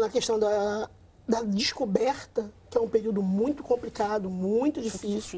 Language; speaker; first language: Portuguese; native; Portuguese